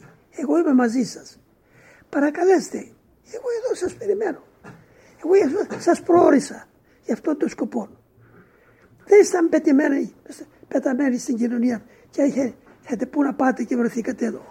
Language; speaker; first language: Greek; native; Greek